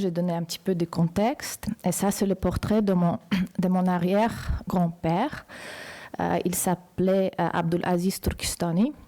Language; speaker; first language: French; non-native, fluent; Uzbek